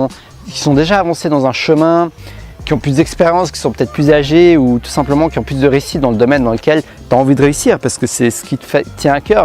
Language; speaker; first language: French; native; French